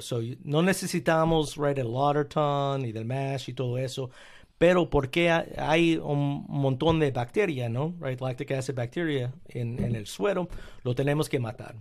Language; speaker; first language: Spanish; early bilingual, heritage; Spanish